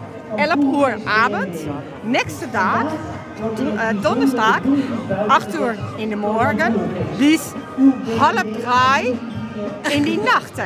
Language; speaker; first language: German; non-native, learner; Dutch